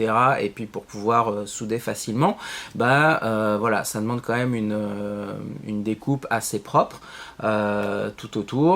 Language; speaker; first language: French; native; French